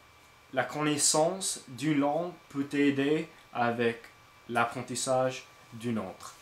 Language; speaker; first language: French; non-native, learner; English